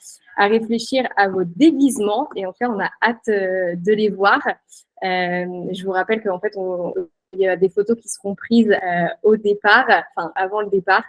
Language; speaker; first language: French; native; French